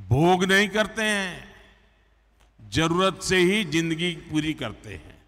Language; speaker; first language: Hindi; non-native, local second language; Gujarati